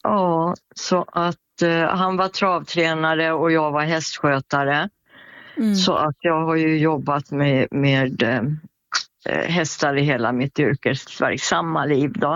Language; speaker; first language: Swedish; native; Swedish